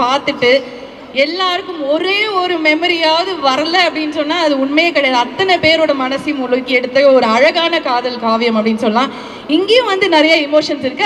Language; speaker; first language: Tamil; native; Tamil